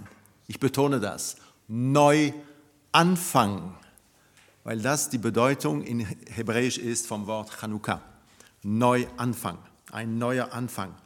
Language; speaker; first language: German; non-native, fluent; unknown